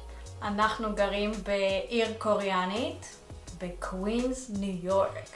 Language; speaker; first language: Hebrew; early bilingual, other home language; Russian